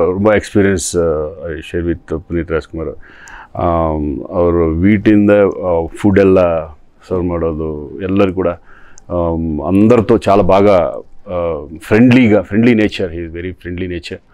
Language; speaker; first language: Tamil; non-native, local second language; Telugu